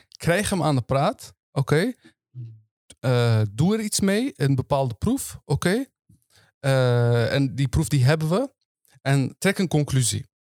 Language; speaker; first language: Dutch; early bilingual, other home language; Turkish